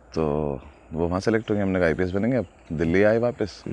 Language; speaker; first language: Hindi; native; Hindi